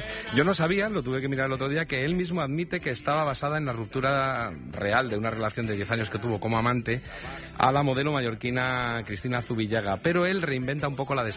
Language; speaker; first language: Spanish; native; Spanish